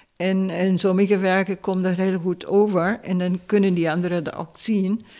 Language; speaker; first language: Dutch; non-native, fluent; Spanish